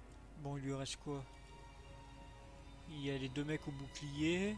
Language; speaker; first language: French; native; French